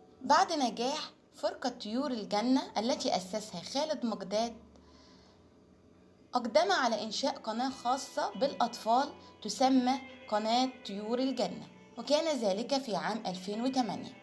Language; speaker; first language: Arabic; native; Arabic